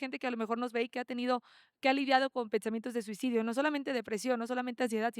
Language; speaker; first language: Spanish; native; Spanish